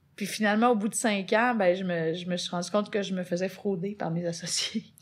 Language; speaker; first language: French; native; French